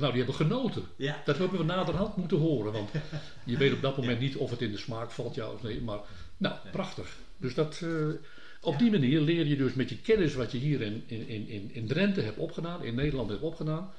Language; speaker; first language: Dutch; native; Dutch